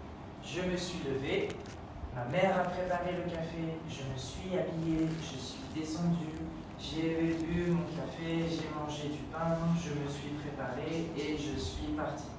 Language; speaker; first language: French; non-native, fluent; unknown